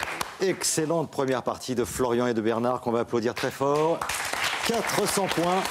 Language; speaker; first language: French; native; French